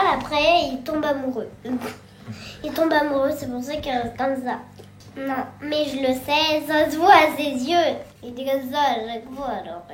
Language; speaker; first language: French; native; French